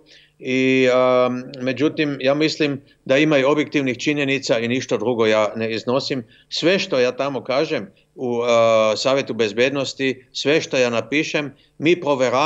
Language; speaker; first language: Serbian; non-native, fluent; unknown